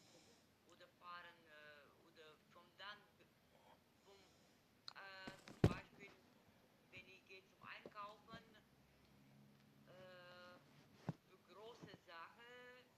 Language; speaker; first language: German; non-native, learner; Macedonian